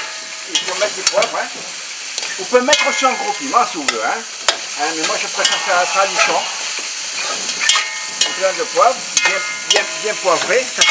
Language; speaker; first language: French; native; French